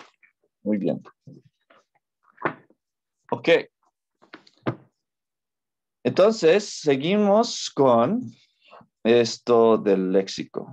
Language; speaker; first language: Spanish; non-native, fluent; English